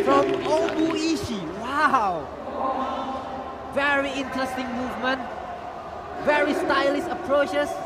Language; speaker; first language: English; non-native, fluent; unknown